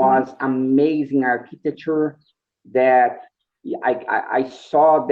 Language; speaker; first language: English; non-native, learner; Portuguese